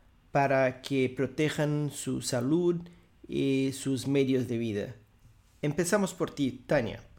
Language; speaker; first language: Spanish; non-native, fluent; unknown